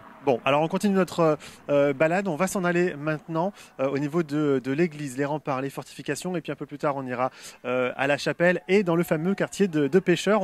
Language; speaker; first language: French; native; French